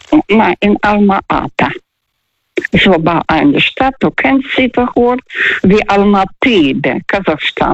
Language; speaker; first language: German; non-native, fluent; Russian